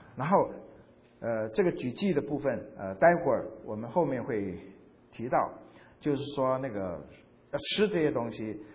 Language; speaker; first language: Chinese; native; Chinese